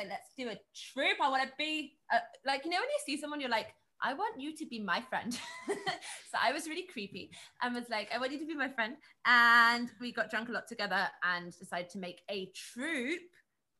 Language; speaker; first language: English; native; English